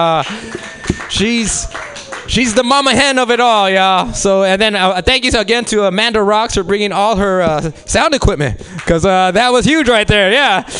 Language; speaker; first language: English; native; English